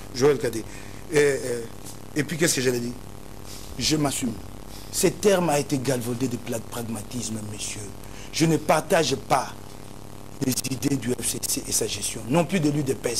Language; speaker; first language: French; non-native, local second language; Lingala